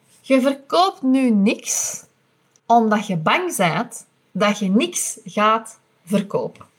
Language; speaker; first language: Dutch; native; Dutch